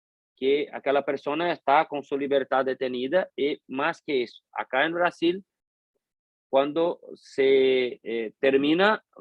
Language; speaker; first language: Spanish; non-native, fluent; Portuguese